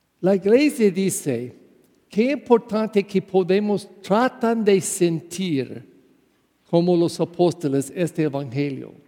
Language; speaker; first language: Spanish; non-native, fluent; English